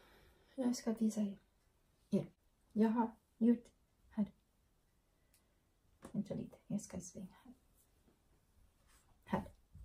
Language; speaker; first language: Swedish; non-native, learner; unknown